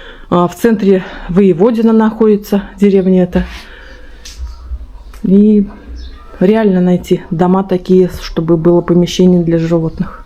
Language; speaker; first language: Russian; native; Russian